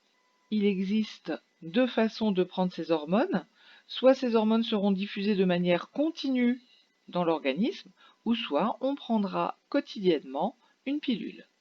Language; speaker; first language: French; native; French